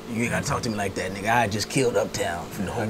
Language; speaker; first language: English; native; English